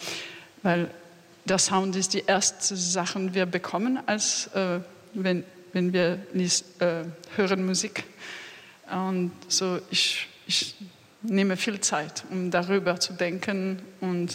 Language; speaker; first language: German; non-native, fluent; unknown